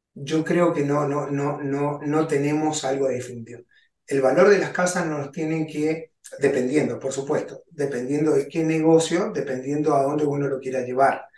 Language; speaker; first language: Spanish; native; Spanish